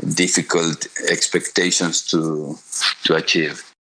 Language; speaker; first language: English; non-native, fluent; Spanish